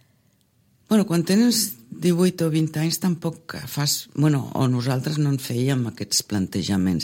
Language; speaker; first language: Catalan; non-native, fluent; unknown